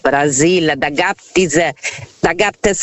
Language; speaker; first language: German; non-native, fluent; Portuguese